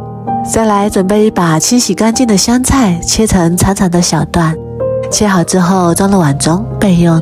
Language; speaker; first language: Chinese; native; Chinese